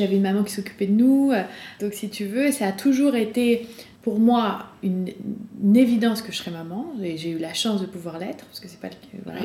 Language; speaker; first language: French; native; French